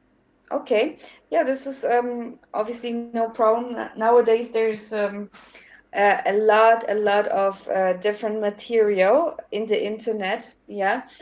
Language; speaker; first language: English; non-native, fluent; German